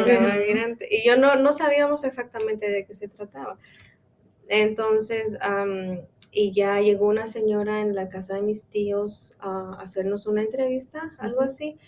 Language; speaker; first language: Spanish; non-native, local second language; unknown